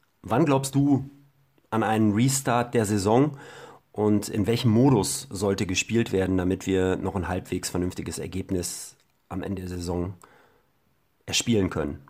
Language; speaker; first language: German; native; German